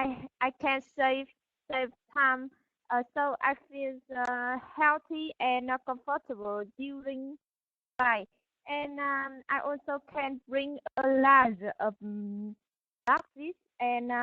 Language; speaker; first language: English; non-native, learner; Vietnamese